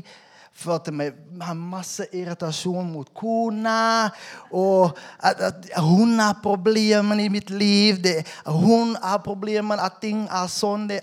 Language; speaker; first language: Norwegian; non-native, fluent; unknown